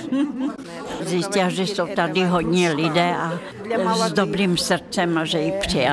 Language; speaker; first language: Czech; non-native, fluent; Russian